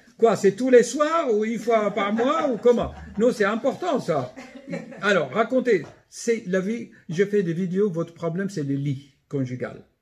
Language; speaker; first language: French; native; French